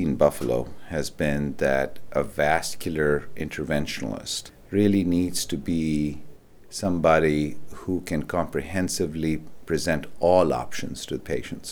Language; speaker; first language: English; non-native, local second language; Urdu